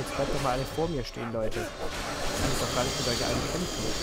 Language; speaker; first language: German; native; German